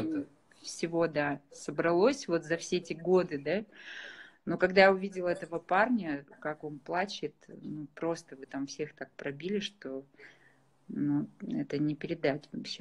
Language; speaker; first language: Russian; native; Russian